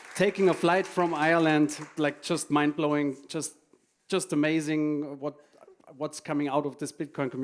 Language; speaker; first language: English; non-native, fluent; German